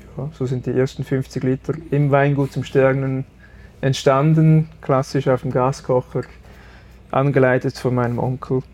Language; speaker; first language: German; early bilingual, other home language; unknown